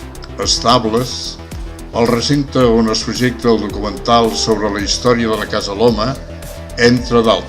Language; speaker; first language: Catalan; native; Catalan